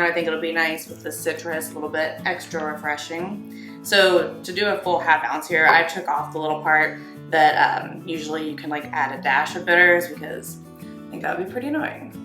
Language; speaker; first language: English; native; English